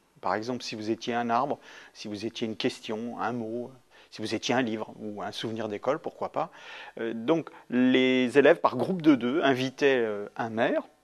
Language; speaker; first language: French; native; French